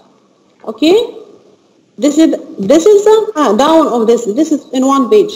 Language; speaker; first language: English; non-native, learner; Arabic